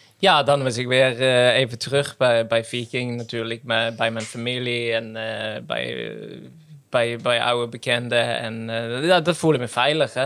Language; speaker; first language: Dutch; non-native, fluent; Norwegian